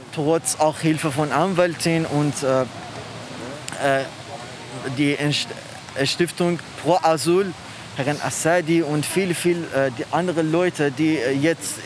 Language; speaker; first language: German; non-native, learner; Persian